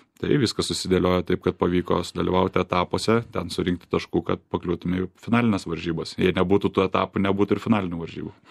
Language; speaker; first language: Lithuanian; native; Lithuanian